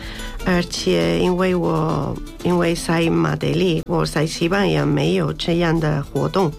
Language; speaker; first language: Chinese; non-native, learner; Spanish